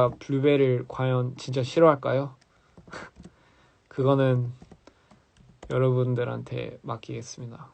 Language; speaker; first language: Korean; early bilingual, heritage; English